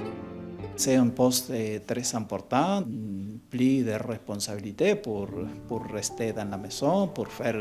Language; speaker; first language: French; non-native, learner; Spanish